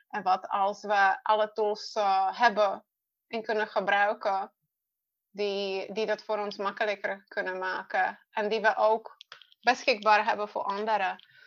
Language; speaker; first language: Dutch; non-native, fluent; Czech